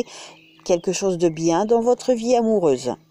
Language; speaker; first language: French; native; French